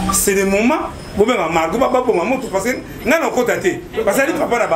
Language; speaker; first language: French; non-native, local second language; Lingala